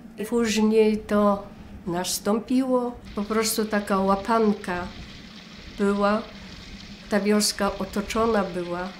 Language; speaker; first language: Polish; native; Polish